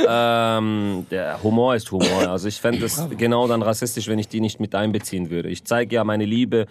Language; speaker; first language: German; native; German